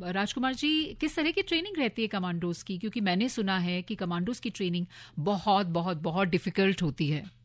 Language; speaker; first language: Hindi; native; Hindi